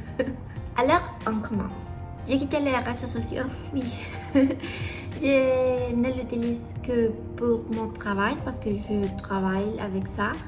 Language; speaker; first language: French; non-native, learner; Spanish